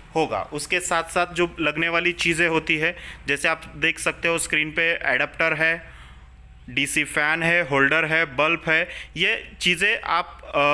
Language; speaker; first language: Hindi; non-native, local second language; Marathi